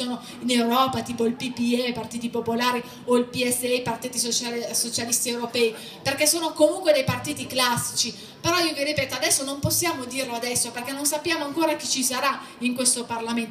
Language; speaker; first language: Italian; native; Italian